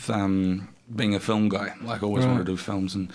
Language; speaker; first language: English; native; English